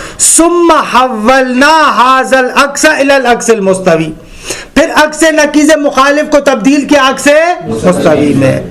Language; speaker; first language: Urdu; native; Urdu